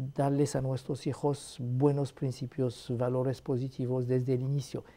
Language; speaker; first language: Spanish; non-native, fluent; Arabic